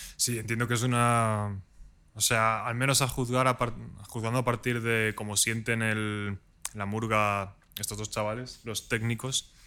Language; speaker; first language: Spanish; native; Spanish